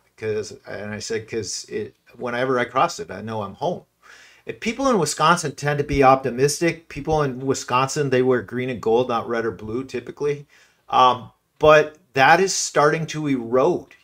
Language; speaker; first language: English; native; English